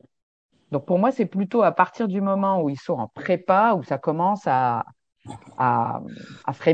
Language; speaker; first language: French; native; French